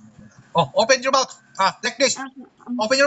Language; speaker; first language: English; non-native, local second language; Filipino